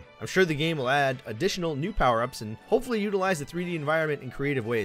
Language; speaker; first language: English; native; English